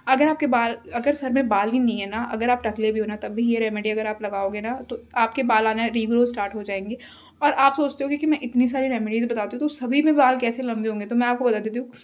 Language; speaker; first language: Hindi; native; Hindi